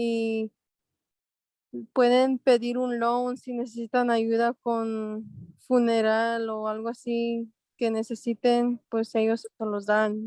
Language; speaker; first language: Spanish; early bilingual, heritage; Spanish